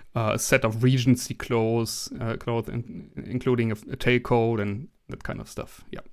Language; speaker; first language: English; non-native, fluent; German